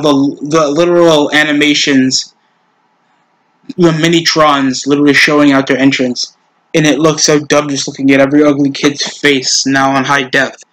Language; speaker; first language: English; native; English